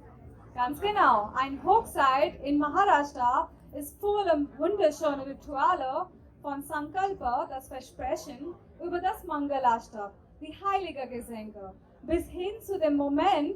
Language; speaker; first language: German; non-native, fluent; Marathi